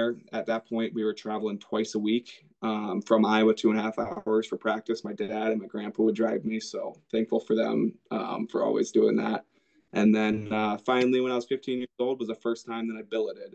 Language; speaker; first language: English; native; English